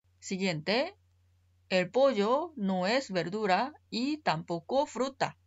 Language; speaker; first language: Spanish; non-native, fluent; Korean